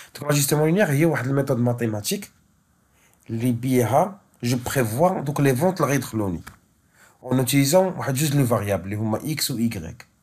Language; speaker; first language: French; non-native, local second language; Arabic